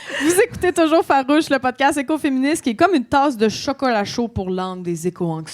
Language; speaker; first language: French; native; French